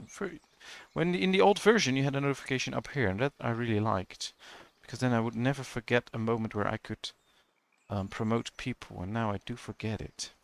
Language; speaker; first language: English; non-native, fluent; Dutch